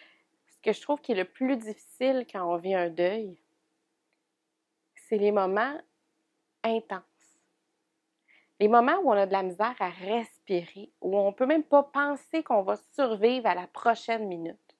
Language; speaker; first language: French; native; French